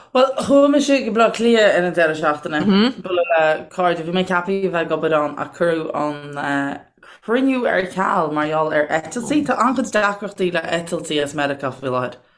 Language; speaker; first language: Irish; native; Irish